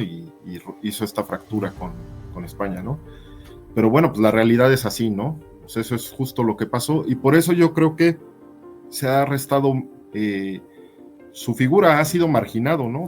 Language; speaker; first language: Spanish; native; Spanish